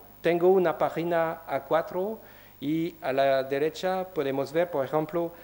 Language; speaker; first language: Spanish; non-native, learner; French